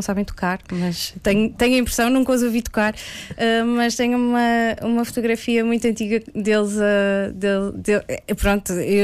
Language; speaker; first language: Portuguese; native; Portuguese